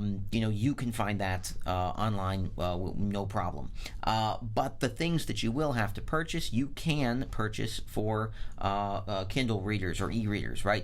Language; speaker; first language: English; native; English